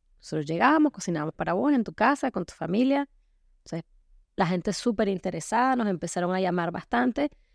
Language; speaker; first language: Spanish; native; Spanish